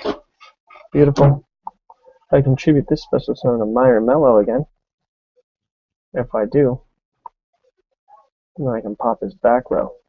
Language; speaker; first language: English; native; English